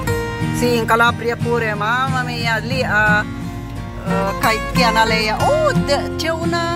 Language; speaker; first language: Italian; non-native, learner; Filipino